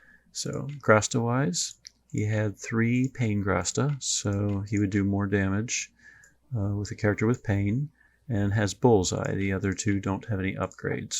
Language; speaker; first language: English; native; English